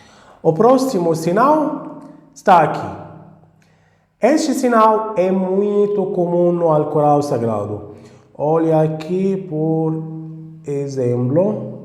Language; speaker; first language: Portuguese; non-native, fluent; Arabic